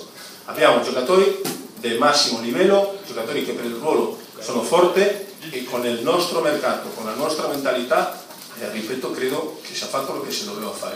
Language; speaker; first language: Italian; non-native, fluent; Spanish